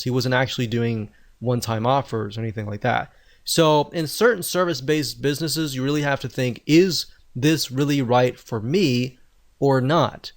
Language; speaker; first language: English; native; English